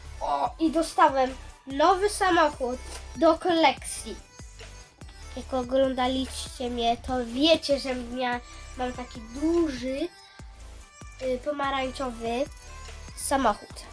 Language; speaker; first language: Polish; early bilingual, heritage; Polish